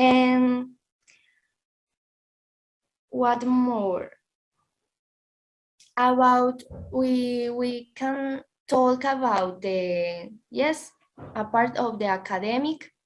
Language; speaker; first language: English; non-native, learner; Spanish